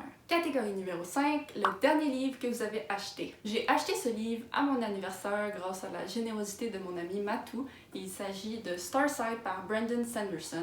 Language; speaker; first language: French; native; French